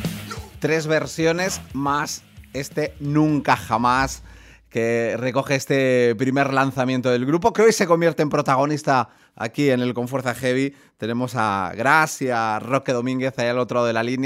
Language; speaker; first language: Spanish; native; Spanish